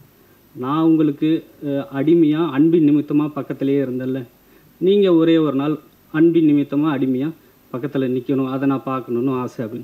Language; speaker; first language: Tamil; native; Tamil